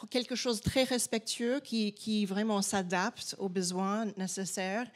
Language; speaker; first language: French; non-native, fluent; English